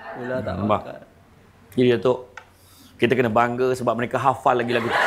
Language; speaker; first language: Malay; native; Malay